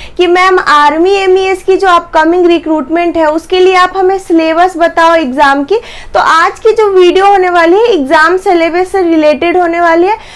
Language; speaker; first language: Hindi; native; Hindi